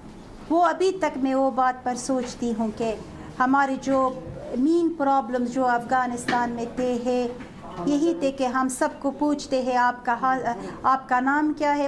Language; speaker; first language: Hindi; non-native, fluent; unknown